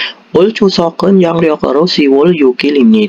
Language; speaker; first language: Korean; non-native, fluent; Indonesian